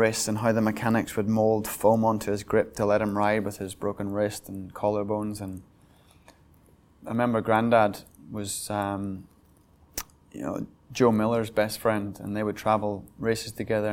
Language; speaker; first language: English; native; English